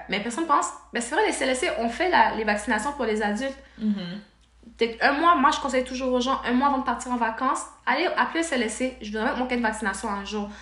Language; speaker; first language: French; native; French